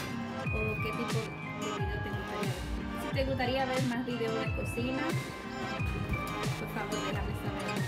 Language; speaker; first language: Spanish; early bilingual, heritage; Spanish